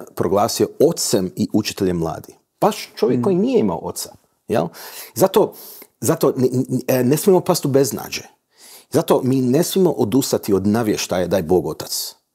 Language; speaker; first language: Croatian; early bilingual, heritage; Croatian